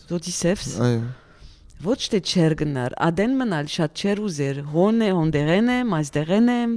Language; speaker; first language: Armenian; early bilingual, heritage; Armenian